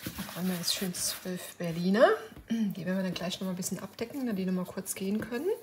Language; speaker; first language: German; native; German